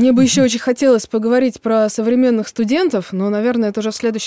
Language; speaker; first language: Russian; native; Russian